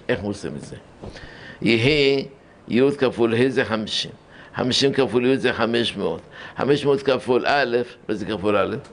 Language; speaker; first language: Hebrew; early bilingual, other home language; Arabic